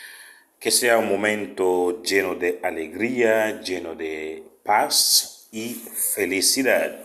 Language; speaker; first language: Spanish; non-native, fluent; Haitian Creole